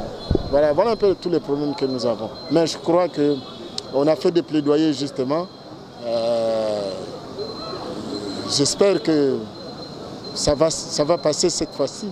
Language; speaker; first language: French; non-native, local second language; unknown